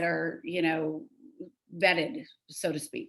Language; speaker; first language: English; native; English